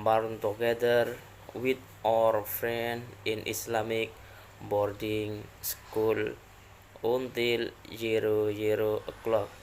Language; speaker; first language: English; non-native, learner; Indonesian